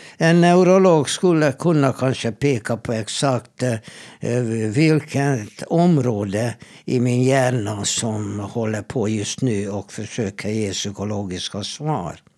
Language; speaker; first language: Swedish; non-native, fluent; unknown